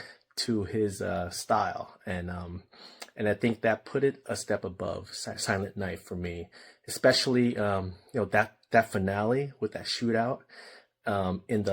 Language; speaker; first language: English; native; English